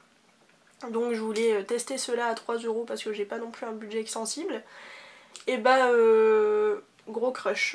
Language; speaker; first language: French; native; French